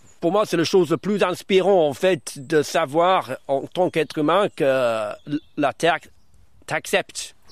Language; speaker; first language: French; non-native, fluent; German